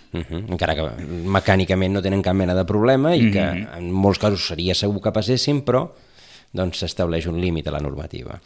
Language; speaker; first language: Catalan; native; Catalan